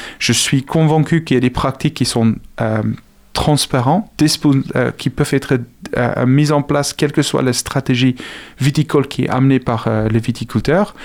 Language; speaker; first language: French; non-native, fluent; Afrikaans